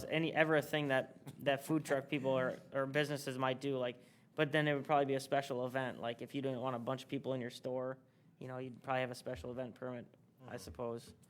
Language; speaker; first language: English; native; English